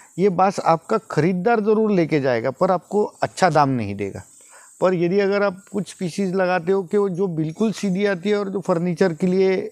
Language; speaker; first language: Hindi; non-native, local second language; Marathi